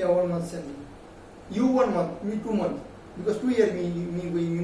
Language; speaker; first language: English; non-native, learner; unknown